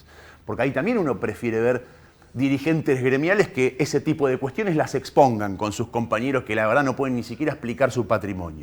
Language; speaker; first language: Spanish; native; Spanish